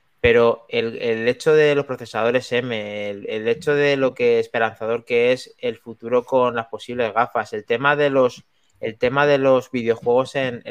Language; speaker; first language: Spanish; native; Spanish